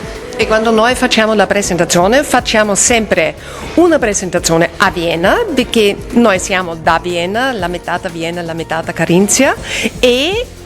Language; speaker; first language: Italian; non-native, fluent; German